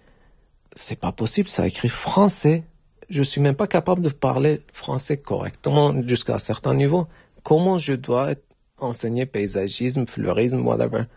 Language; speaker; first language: French; non-native, fluent; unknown